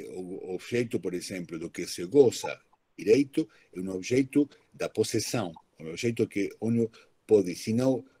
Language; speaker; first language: Portuguese; non-native, learner; Spanish